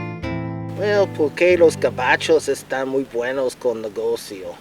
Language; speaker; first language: Spanish; non-native, learner; English